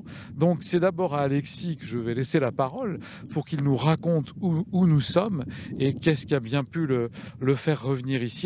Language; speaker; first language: French; native; French